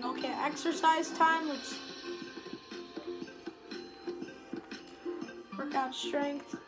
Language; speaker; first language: English; native; English